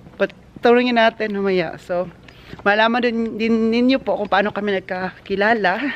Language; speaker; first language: Filipino; non-native, local second language; Cebuano